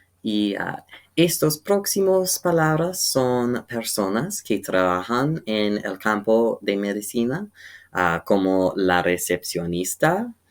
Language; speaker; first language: Spanish; non-native, learner; English